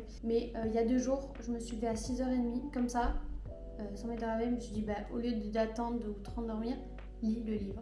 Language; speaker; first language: French; native; French